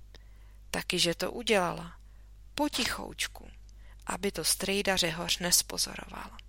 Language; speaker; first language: Czech; native; Czech